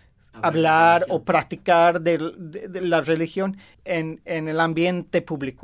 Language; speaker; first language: Spanish; non-native, fluent; English